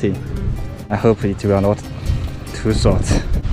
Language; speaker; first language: English; non-native, learner; Chinese